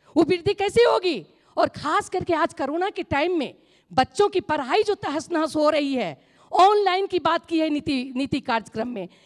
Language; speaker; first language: Hindi; non-native, local second language; Maithili